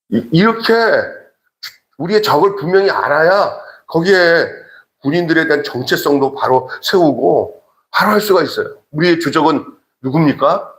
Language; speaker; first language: Korean; native; Korean